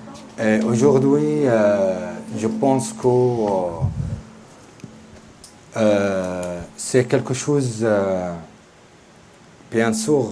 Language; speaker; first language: French; non-native, learner; Arabic